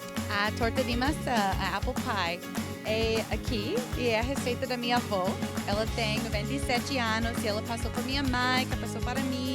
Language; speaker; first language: Portuguese; non-native, fluent; English